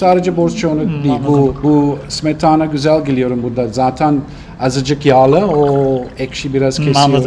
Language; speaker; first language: Turkish; non-native, learner; Russian